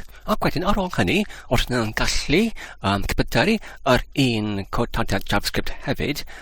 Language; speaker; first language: Welsh; non-native, fluent; English